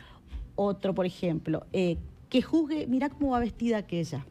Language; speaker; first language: Spanish; native; Spanish